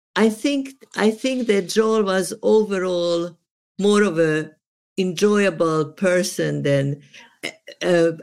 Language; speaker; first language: English; non-native, fluent; Serbian